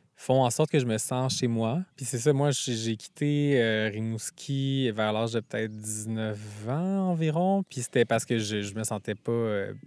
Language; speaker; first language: French; native; French